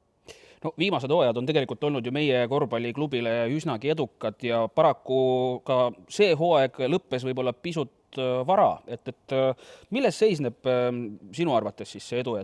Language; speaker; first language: Estonian; native; Estonian